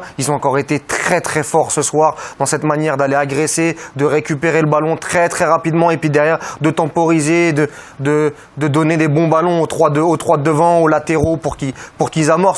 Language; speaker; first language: French; native; French